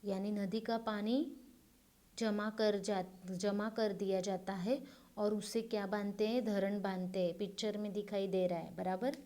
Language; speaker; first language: Hindi; non-native, local second language; Marathi